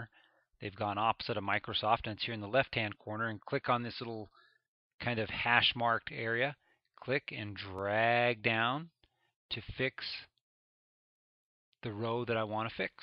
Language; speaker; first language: English; native; English